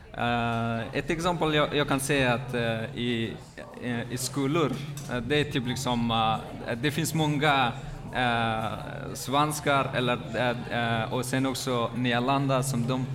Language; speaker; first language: Swedish; non-native, learner; Persian